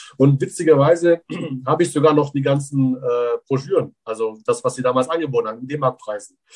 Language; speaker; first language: German; early bilingual, other home language; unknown